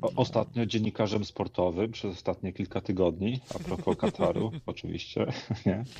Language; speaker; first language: Polish; native; Polish